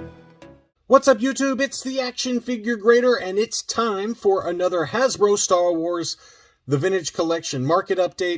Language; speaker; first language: English; native; English